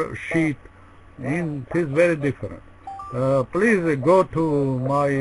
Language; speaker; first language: English; non-native, learner; Russian